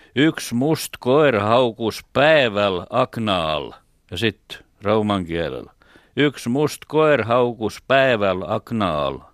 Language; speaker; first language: Finnish; native; Finnish